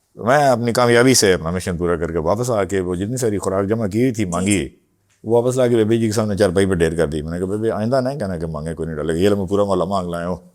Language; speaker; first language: Urdu; non-native, local second language; Punjabi